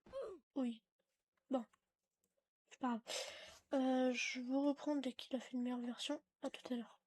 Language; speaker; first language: French; native; French